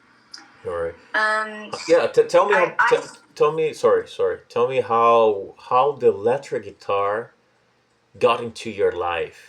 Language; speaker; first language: English; non-native, fluent; Portuguese